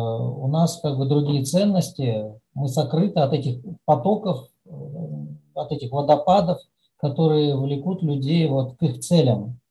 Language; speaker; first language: Russian; native; Russian